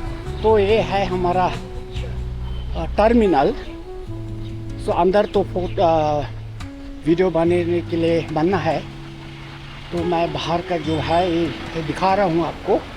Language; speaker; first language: Hindi; non-native, fluent; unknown